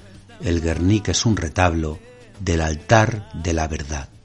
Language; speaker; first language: Spanish; native; Spanish